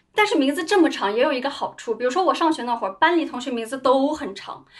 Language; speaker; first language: Chinese; non-native, local second language; Uyghur